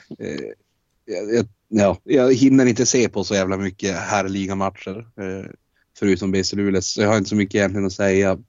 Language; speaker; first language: Swedish; native; Swedish